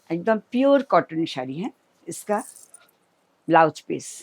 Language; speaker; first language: Hindi; non-native, local second language; Bangla